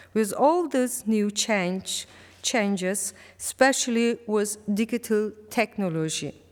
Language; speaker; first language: English; non-native, learner; Turkish